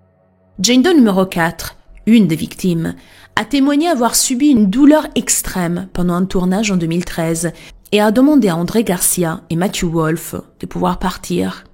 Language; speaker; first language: French; native; French